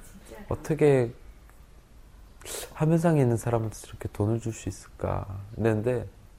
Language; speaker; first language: Korean; native; Korean